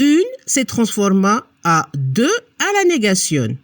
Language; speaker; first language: Spanish; non-native, fluent; French